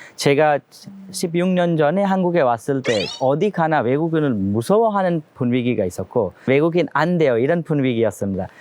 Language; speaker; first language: Korean; non-native, fluent; Hindi